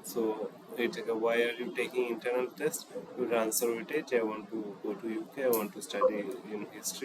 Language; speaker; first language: English; non-native, fluent; Bangla